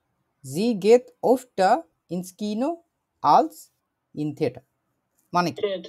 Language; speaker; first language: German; non-native, learner; Bangla